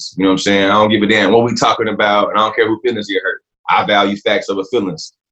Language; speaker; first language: English; native; English